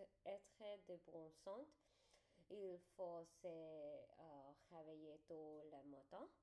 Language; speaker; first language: French; non-native, learner; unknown